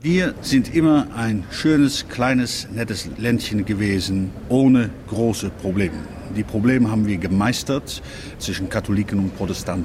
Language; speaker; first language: German; non-native, fluent; Dutch